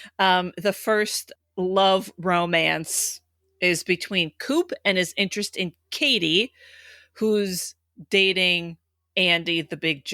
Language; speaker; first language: English; native; English